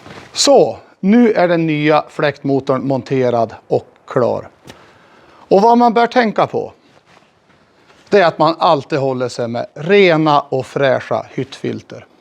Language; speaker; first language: Swedish; native; Swedish